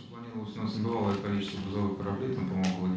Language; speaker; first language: Russian; native; Russian